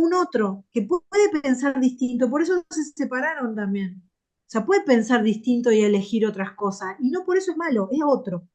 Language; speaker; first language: Spanish; native; Spanish